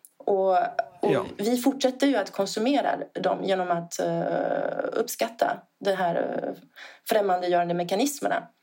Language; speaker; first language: Swedish; non-native, fluent; Italian